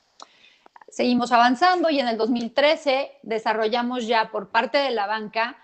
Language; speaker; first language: Spanish; native; Spanish